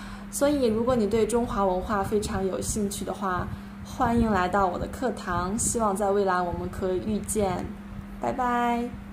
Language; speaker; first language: Chinese; native; Chinese